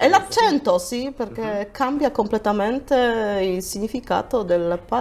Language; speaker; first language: Italian; non-native, fluent; Polish